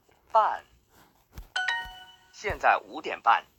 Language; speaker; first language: Chinese; non-native, learner; English